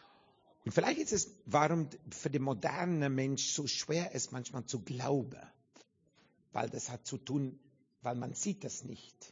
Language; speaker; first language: German; non-native, fluent; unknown